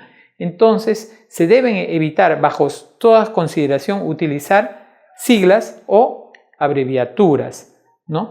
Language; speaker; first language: Spanish; native; Spanish